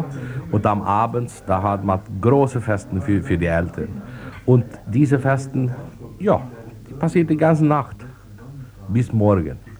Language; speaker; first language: German; non-native, learner; Swedish